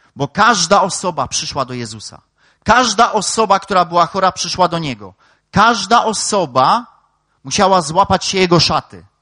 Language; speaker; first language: Polish; native; Polish